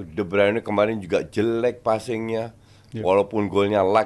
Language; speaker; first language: Indonesian; native; Indonesian